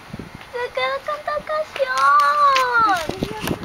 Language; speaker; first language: Spanish; early bilingual, heritage; Spanish